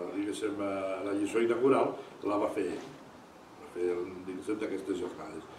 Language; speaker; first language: Catalan; native; Catalan